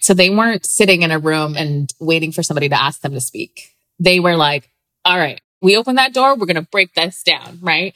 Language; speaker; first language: English; native; English